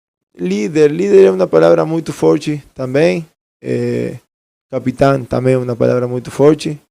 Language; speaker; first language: Portuguese; non-native, fluent; Spanish